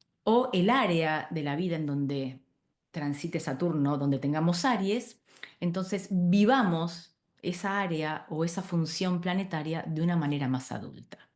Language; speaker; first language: Spanish; native; Spanish